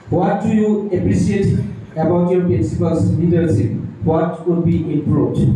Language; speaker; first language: English; non-native, local second language; Assamese